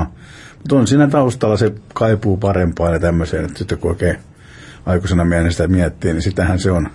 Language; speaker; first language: Finnish; native; Finnish